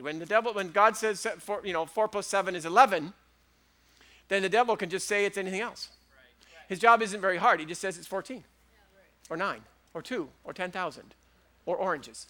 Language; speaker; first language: English; native; English